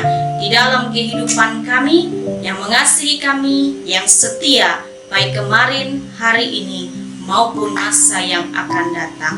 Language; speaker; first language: Indonesian; native; Indonesian